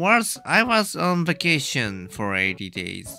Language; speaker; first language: English; non-native, learner; Japanese